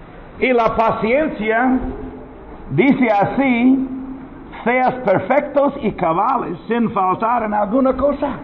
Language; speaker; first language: Spanish; non-native, learner; English